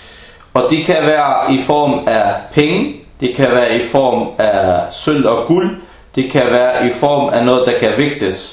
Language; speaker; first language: Danish; non-native, fluent; Arabic